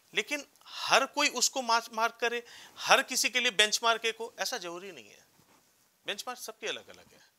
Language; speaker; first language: Hindi; native; Hindi